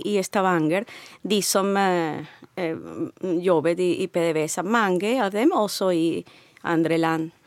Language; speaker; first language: Norwegian; non-native, learner; Spanish